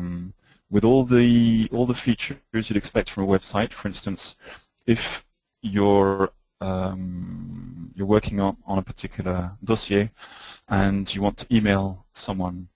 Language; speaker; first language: English; native; English